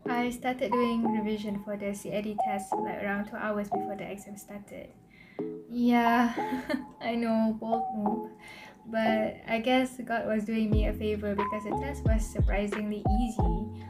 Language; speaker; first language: English; non-native, local second language; Malay